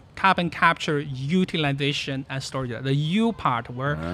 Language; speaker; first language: English; non-native, fluent; Chinese